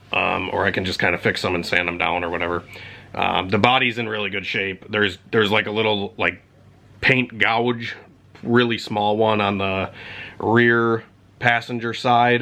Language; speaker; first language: English; native; English